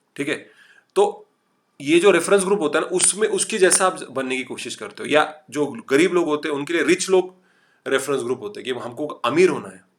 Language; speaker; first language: Hindi; non-native, local second language; Marathi